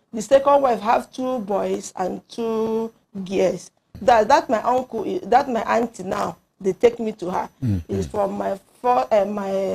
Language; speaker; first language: English; non-native, local second language; Igbo